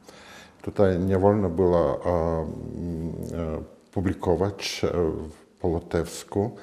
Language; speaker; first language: Polish; non-native, fluent; Latvian